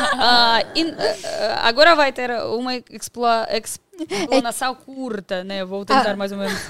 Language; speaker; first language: Portuguese; non-native, fluent; Russian